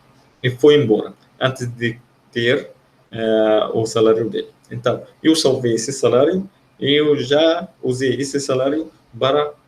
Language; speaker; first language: Portuguese; non-native, fluent; Arabic